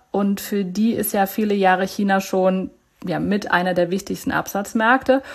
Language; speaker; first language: German; native; German